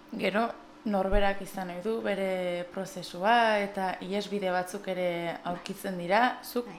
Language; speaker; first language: Basque; native; Basque